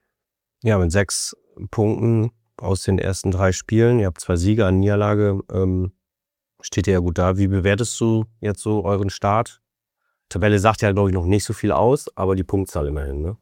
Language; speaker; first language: German; native; German